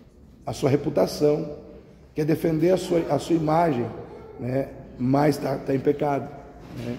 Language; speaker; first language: Portuguese; native; Portuguese